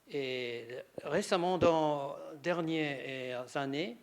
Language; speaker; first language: French; non-native, learner; Japanese